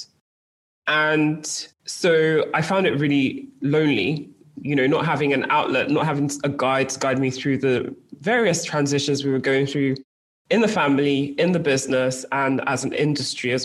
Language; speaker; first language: English; native; English